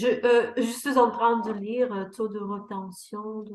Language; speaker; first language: French; non-native, learner; Russian